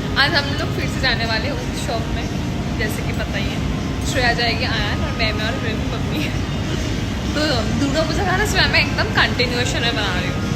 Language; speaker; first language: Hindi; non-native, local second language; Bangla